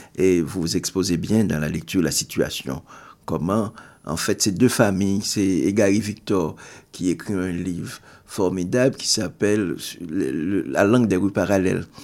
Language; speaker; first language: French; non-native, local second language; Haitian Creole